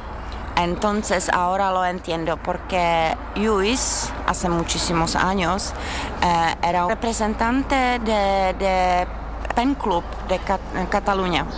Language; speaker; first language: Spanish; non-native, learner; Czech